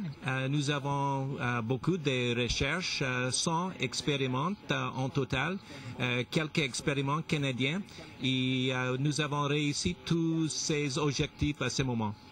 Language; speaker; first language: French; non-native, local second language; English